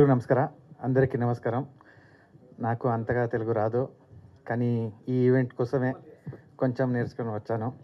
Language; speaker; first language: Telugu; non-native, learner; Kannada